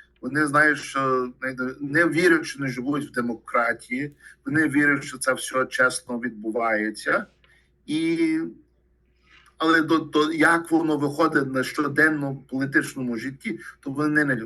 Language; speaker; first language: Ukrainian; early bilingual, heritage; Ukrainian